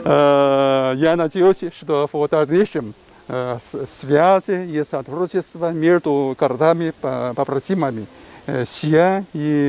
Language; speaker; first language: Russian; non-native, fluent; Chinese